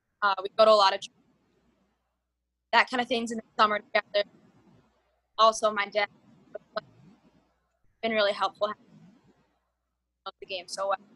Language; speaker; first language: English; native; English